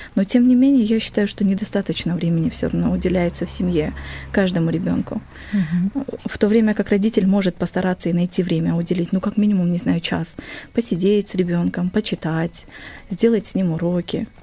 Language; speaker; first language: Russian; non-native, local second language; Kyrgyz